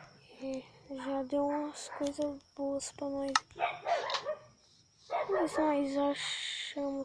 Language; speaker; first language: Portuguese; native; Portuguese